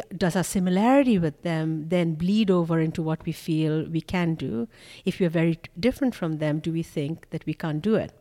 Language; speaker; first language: English; non-native, local second language; Bangla